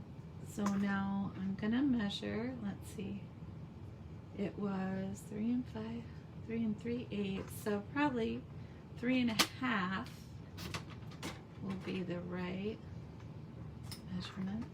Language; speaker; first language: English; native; English